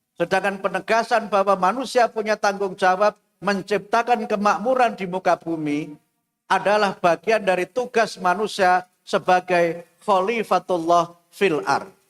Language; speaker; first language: Indonesian; non-native, local second language; Javanese